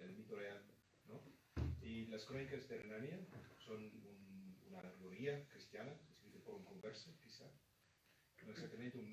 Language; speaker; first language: Spanish; non-native, fluent; English